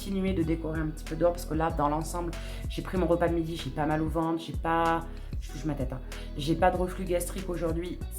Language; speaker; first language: French; native; French